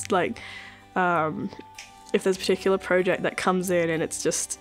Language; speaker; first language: English; native; English